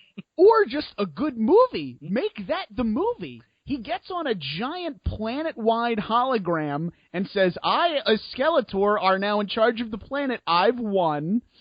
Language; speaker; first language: English; native; English